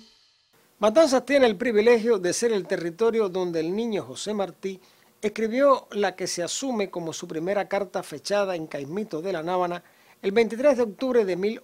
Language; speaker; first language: Spanish; native; Spanish